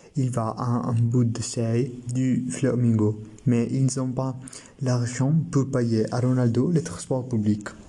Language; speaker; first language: French; non-native, learner; Italian